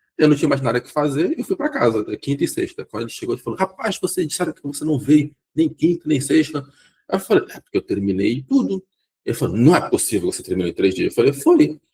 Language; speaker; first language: Portuguese; non-native, local second language; Kabuverdianu